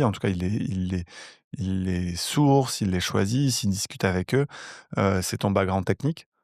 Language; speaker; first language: French; native; French